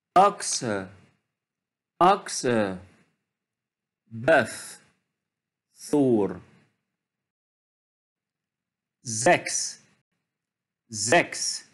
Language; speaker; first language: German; non-native, fluent; Arabic